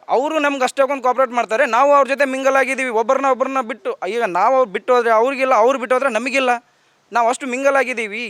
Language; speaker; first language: Kannada; non-native, local second language; Lambadi